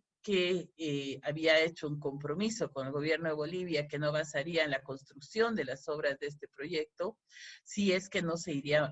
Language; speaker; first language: Spanish; native; Spanish